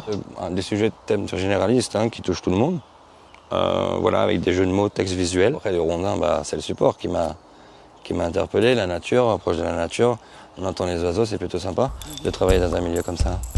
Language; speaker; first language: French; native; French